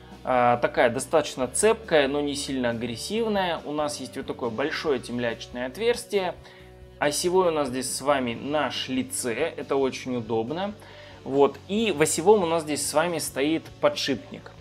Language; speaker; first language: Russian; native; Russian